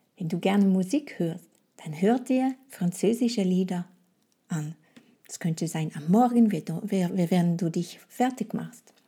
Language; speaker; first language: German; non-native, fluent; French